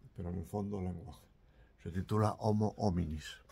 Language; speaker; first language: Spanish; native; Spanish